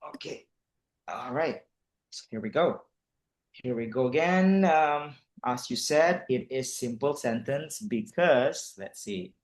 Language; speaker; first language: English; non-native, fluent; Indonesian